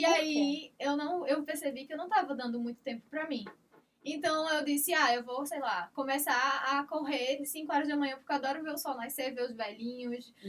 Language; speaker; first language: Portuguese; native; Portuguese